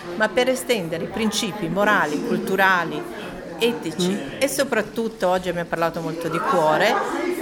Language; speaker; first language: Italian; native; Italian